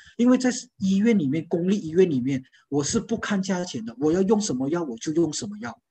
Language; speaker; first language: Chinese; native; Chinese